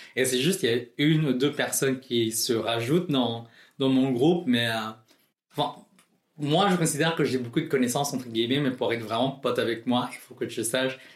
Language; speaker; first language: French; non-native, fluent; Filipino